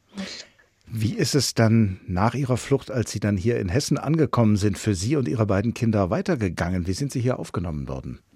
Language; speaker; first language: German; native; German